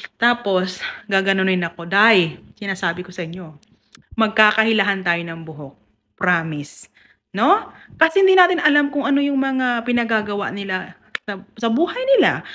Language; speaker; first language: Filipino; non-native, local second language; Cebuano